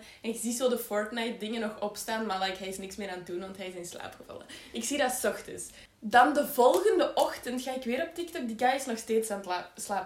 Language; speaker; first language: Dutch; native; Dutch